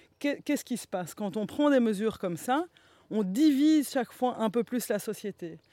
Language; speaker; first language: French; native; French